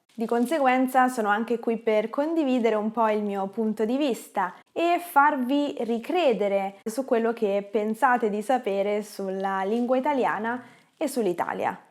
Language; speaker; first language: Italian; native; Italian